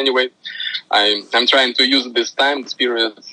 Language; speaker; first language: English; non-native, fluent; Russian